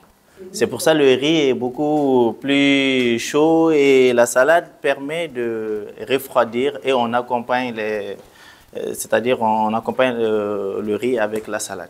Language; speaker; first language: French; non-native, local second language; Bambara